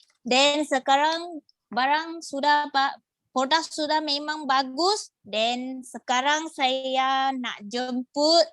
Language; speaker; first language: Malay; non-native, local second language; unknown